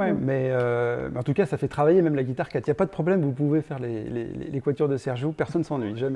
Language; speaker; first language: French; native; French